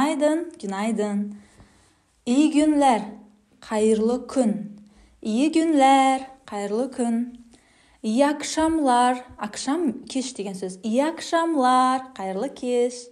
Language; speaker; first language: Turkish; non-native, fluent; Kazakh